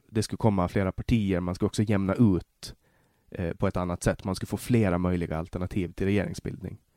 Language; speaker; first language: Swedish; native; Swedish